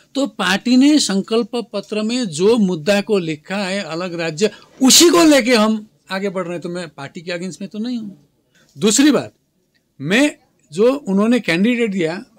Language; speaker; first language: Hindi; non-native, local second language; Nepali